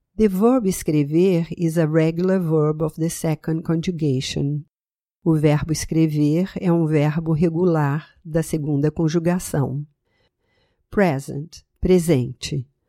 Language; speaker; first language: Portuguese; native; Portuguese